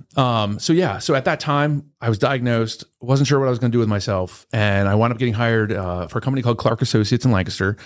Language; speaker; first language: English; native; English